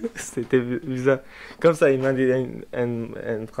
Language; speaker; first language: French; non-native, fluent; Turkish